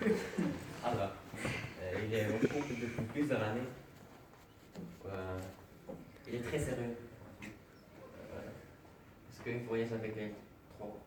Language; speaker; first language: French; non-native, fluent; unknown